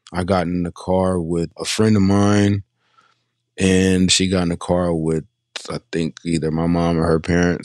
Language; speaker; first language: English; native; English